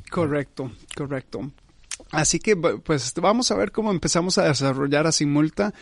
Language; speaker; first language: Spanish; early bilingual, heritage; Spanish